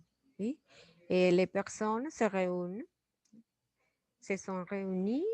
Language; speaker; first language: French; non-native, fluent; Spanish